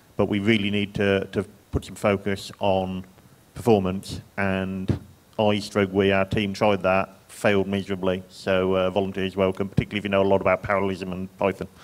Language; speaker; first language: English; native; English